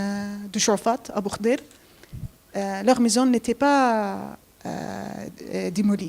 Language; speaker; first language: French; non-native, fluent; Arabic